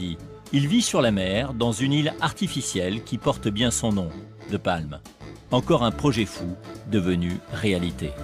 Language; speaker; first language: French; native; French